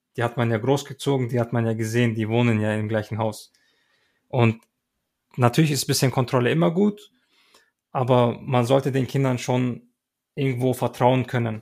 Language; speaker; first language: German; early bilingual, other home language; Turkish